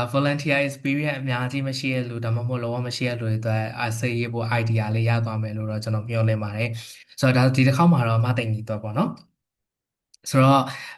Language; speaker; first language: Burmese; native; Burmese